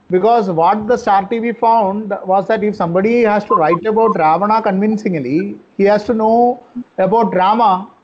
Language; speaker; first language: English; non-native, local second language; Malayalam